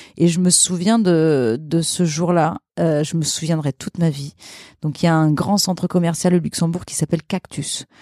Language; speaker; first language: French; early bilingual, other home language; Portuguese